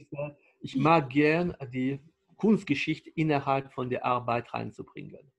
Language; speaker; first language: German; non-native, fluent; French